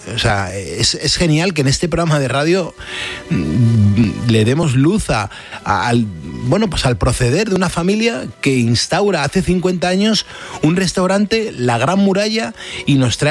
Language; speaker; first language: Spanish; native; Spanish